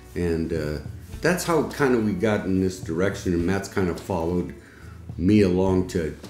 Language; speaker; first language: English; native; English